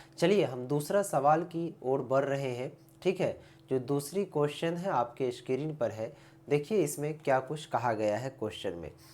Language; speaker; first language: Urdu; native; Urdu